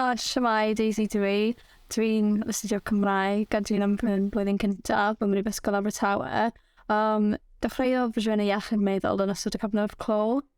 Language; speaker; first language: Welsh; non-native, local second language; English